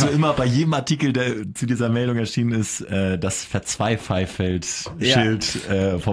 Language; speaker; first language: German; native; German